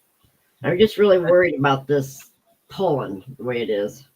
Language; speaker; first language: English; native; English